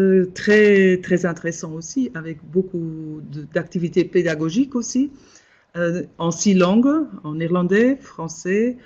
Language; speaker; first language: French; non-native, local second language; Dutch